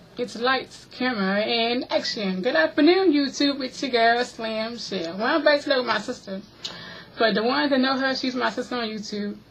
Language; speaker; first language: English; native; English